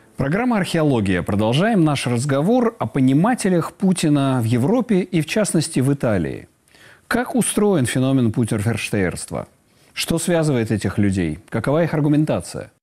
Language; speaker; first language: Russian; native; Russian